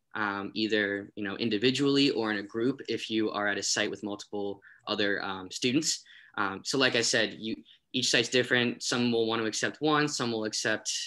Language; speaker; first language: English; native; English